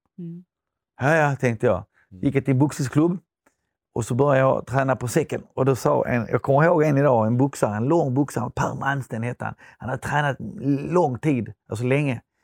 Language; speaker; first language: Swedish; early bilingual, other home language; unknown